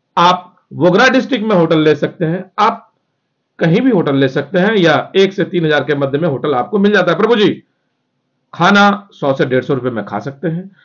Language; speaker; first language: Hindi; native; Hindi